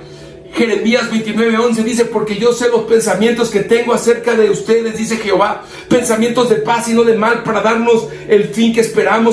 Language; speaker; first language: Spanish; native; Spanish